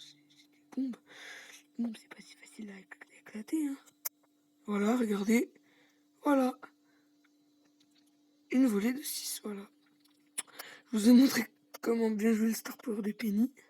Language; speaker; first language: French; native; French